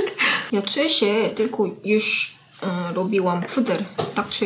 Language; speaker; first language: Polish; non-native, learner; Korean